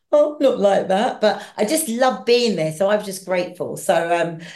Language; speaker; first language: English; native; English